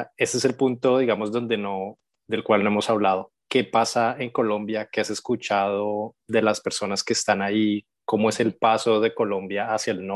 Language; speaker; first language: Spanish; native; Spanish